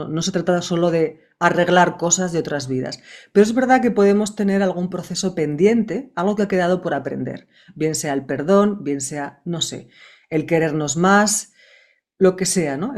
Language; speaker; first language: Spanish; native; Spanish